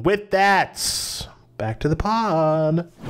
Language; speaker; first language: English; native; English